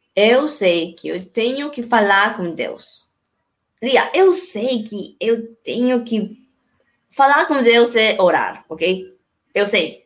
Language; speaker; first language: Portuguese; non-native, learner; Spanish